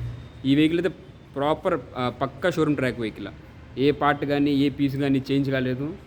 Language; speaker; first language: Telugu; native; Telugu